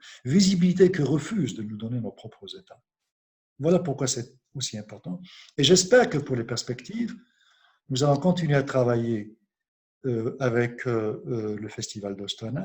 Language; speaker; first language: French; non-native, local second language; Kabyle